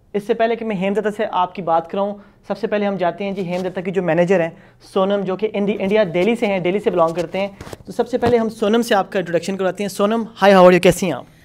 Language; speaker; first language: Urdu; native; Urdu